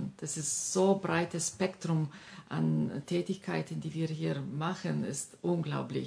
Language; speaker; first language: German; non-native, fluent; Lithuanian